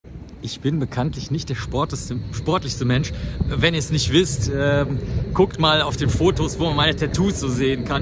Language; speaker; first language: German; native; German